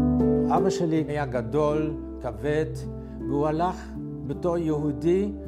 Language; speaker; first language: Hebrew; non-native, fluent; Dutch